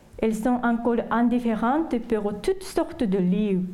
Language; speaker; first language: French; non-native, fluent; Japanese